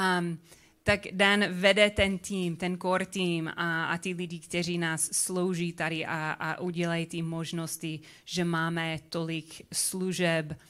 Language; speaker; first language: Czech; non-native, learner; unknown